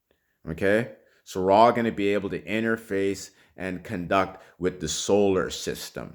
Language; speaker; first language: English; native; English